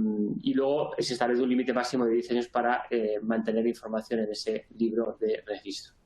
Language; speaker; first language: Spanish; native; Spanish